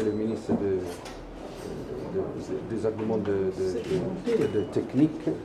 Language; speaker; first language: French; non-native, fluent; Italian